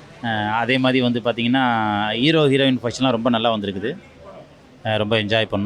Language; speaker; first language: Tamil; native; Tamil